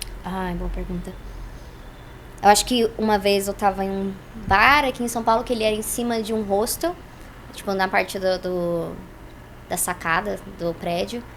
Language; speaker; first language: Portuguese; native; Portuguese